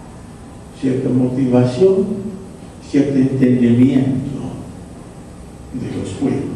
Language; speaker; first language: Spanish; non-native, fluent; English